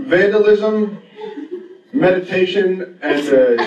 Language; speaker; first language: English; native; English